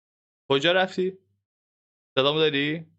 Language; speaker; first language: Persian; native; Persian